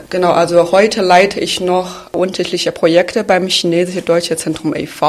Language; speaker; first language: German; non-native, fluent; Chinese